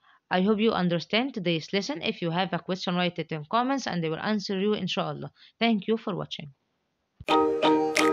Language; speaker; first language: English; non-native, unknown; Arabic